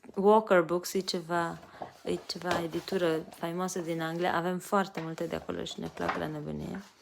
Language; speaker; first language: Romanian; native; Romanian